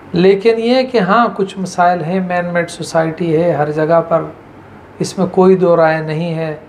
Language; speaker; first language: Urdu; native; Urdu